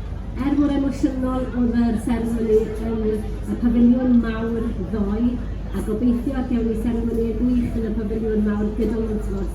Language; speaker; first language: Welsh; native; Welsh